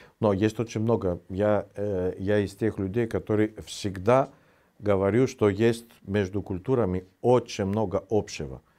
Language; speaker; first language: Russian; non-native, fluent; Greek